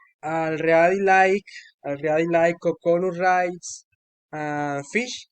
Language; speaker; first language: English; non-native, learner; Spanish